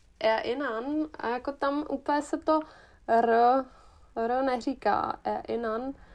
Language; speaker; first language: Czech; non-native, fluent; German